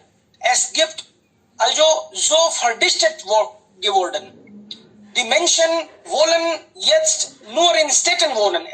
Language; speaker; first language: German; non-native, fluent; Hindi